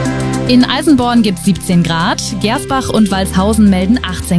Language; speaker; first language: German; native; German